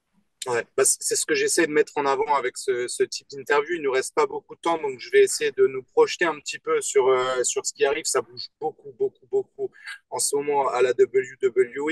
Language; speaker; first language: French; native; French